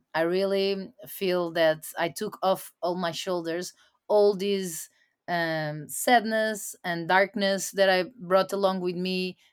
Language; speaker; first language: English; non-native, fluent; Portuguese